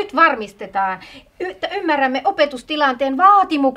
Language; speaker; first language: Finnish; native; Finnish